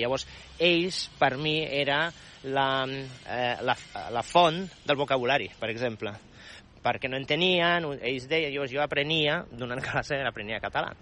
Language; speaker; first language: Catalan; non-native, fluent; Polish